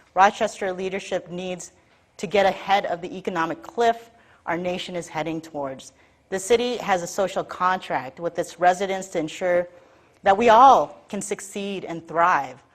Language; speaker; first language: English; native; English